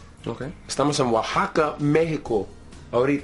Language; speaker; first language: Spanish; non-native, learner; English